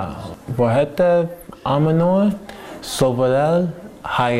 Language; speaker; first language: Armenian; non-native, learner; English